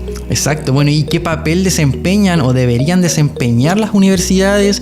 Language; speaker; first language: Spanish; native; Spanish